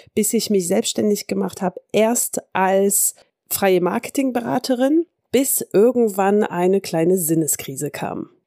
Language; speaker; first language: German; early bilingual, heritage; French